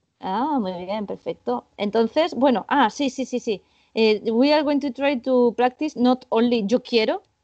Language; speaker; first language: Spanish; native; Spanish